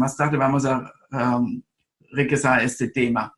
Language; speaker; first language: Spanish; non-native, fluent; German